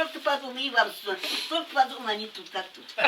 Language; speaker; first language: Russian; native; Russian